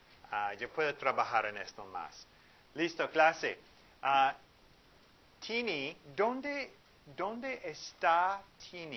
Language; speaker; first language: Spanish; non-native, fluent; English